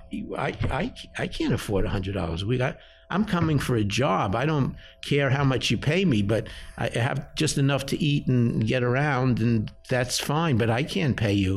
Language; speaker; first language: English; early bilingual, other home language; Yiddish